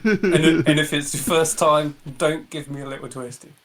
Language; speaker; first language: English; native; English